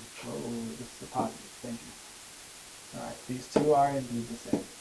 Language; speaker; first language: English; native; English